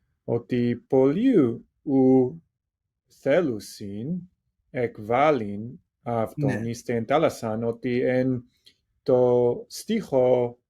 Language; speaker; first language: Greek; non-native, learner; English